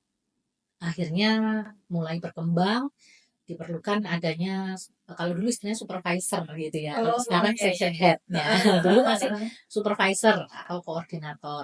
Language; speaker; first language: Indonesian; native; Indonesian